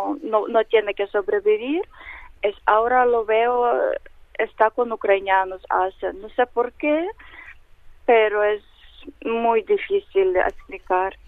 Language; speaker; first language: Spanish; non-native, learner; Ukrainian